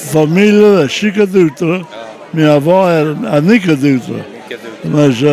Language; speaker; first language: Portuguese; early bilingual, heritage; Portuguese